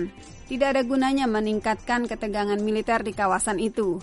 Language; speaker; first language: Indonesian; native; Indonesian